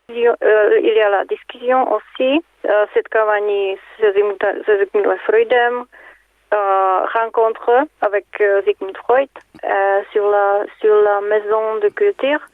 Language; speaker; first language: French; non-native, fluent; Czech